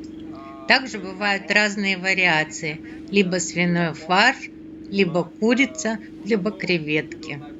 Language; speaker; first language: Russian; native; Russian